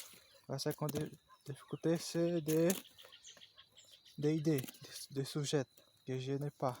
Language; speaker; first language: French; non-native, learner; Portuguese